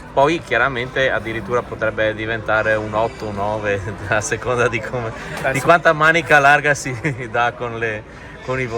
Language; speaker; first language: Italian; native; Italian